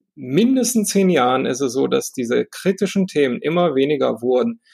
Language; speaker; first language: German; early bilingual, heritage; Romanian